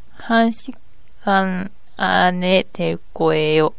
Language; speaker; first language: Korean; non-native, learner; Japanese